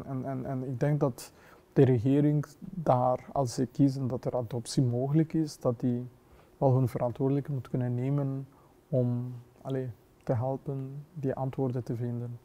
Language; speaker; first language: Dutch; non-native, fluent; Kinyarwanda